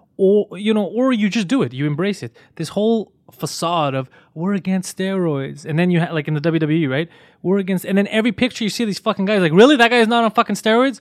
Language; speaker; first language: English; native; English